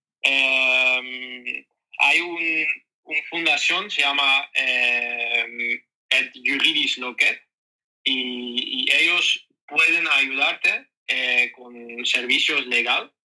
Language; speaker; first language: Spanish; non-native, learner; Dutch